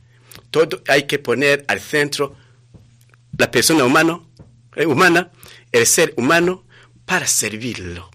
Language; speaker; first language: Spanish; non-native, fluent; Rundi